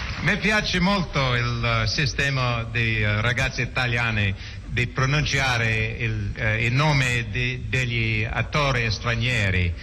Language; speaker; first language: Italian; non-native, learner; English